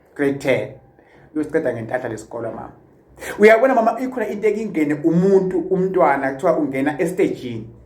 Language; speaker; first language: Zulu; native; Zulu